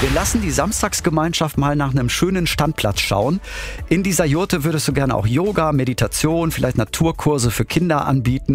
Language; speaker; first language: German; native; German